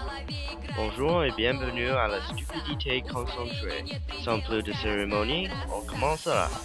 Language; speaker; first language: French; non-native, learner; English